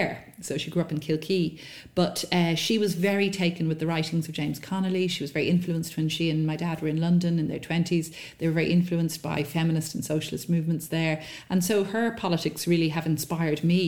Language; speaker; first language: English; native; English